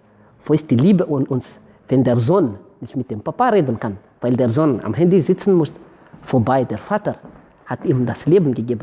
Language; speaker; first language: German; non-native, fluent; Malagasy